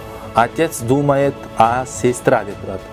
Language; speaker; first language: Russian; non-native, fluent; Kyrgyz